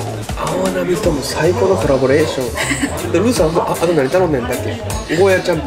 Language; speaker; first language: Japanese; native; Japanese